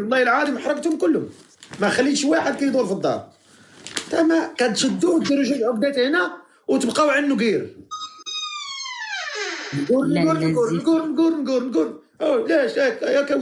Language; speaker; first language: Arabic; native; Arabic